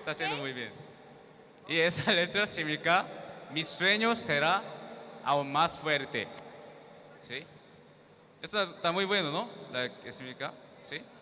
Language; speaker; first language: Spanish; non-native, learner; Korean